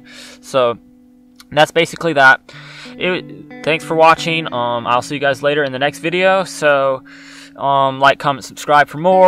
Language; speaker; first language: English; native; English